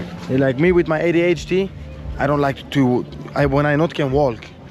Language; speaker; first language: English; non-native, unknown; Swedish